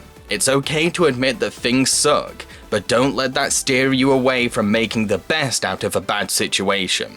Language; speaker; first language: English; native; English